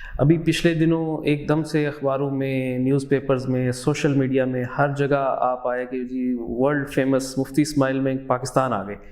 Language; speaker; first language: Urdu; native; Urdu